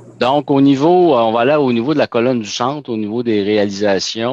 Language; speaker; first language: French; native; French